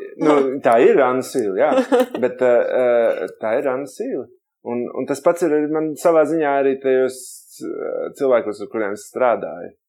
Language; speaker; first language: Latvian; native; Latvian